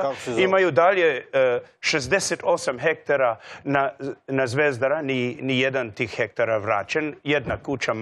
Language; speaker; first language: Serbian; non-native, learner; English